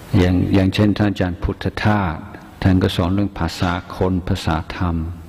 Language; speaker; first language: Thai; non-native, fluent; English